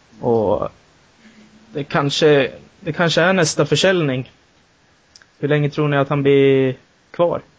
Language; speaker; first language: Swedish; native; Swedish